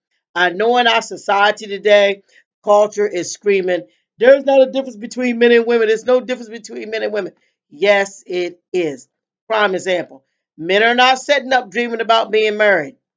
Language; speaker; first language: English; native; English